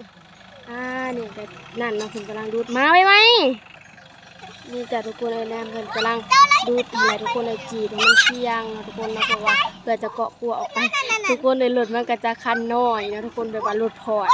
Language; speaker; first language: Thai; non-native, local second language; Lao